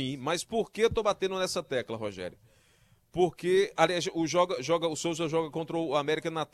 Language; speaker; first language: Portuguese; native; Portuguese